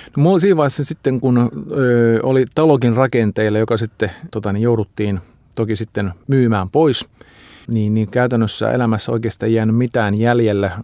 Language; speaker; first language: Finnish; native; Finnish